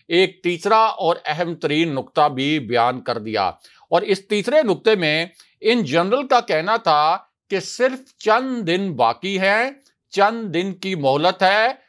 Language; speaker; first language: Urdu; native; Urdu